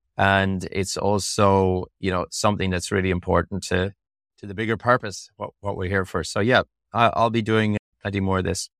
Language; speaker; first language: English; native; English